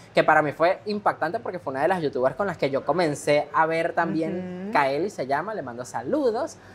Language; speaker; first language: Spanish; native; Spanish